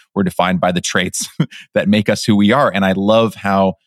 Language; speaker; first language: English; native; English